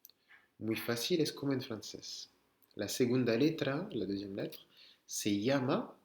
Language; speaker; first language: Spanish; non-native, fluent; French